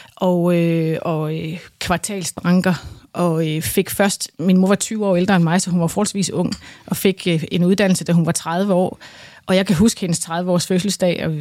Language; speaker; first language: Danish; native; Danish